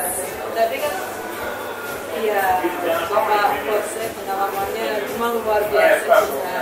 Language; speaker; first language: Indonesian; non-native, fluent; Russian